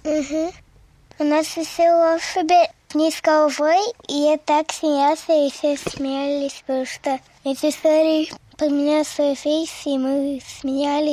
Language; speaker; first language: Russian; early bilingual, heritage; Russian